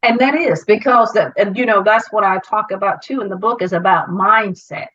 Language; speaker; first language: English; native; English